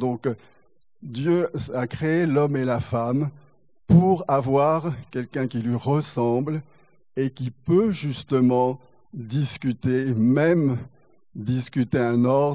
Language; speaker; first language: French; native; French